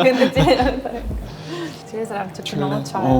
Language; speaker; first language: Korean; non-native, learner; Spanish